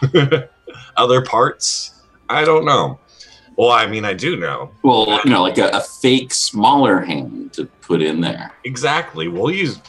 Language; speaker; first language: English; native; English